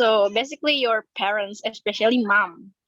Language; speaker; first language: English; non-native, learner; Indonesian